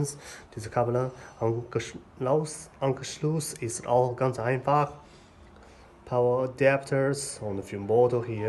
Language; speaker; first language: German; non-native, learner; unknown